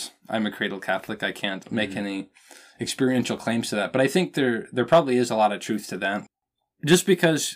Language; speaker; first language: English; native; English